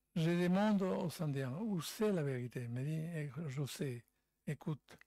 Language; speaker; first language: French; non-native, fluent; Spanish